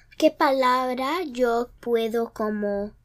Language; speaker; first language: Spanish; early bilingual, heritage; English